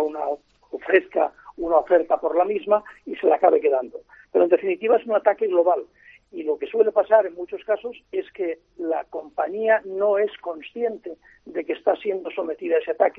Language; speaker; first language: Spanish; native; Spanish